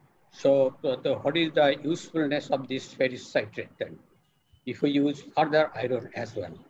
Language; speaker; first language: English; non-native, local second language; Bangla